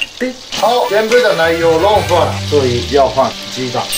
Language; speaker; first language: Chinese; non-native, learner; Japanese